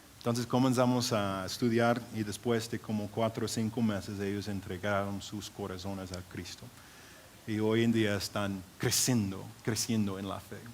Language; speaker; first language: Spanish; non-native, fluent; English